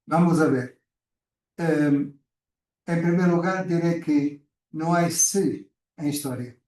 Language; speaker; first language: Spanish; non-native, fluent; Portuguese